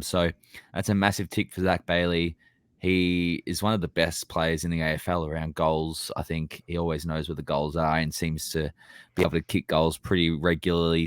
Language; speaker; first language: English; native; English